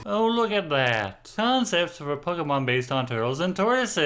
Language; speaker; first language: English; native; English